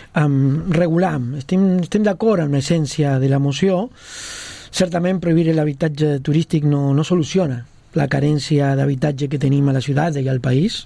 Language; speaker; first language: Catalan; non-native, local second language; Spanish